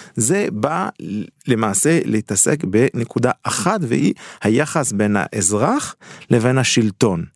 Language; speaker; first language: Hebrew; non-native, fluent; French